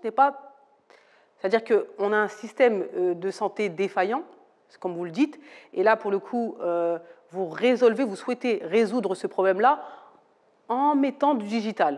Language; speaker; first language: French; native; French